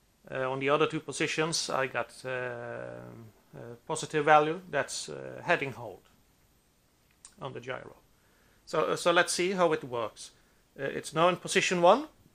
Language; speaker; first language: English; non-native, fluent; Norwegian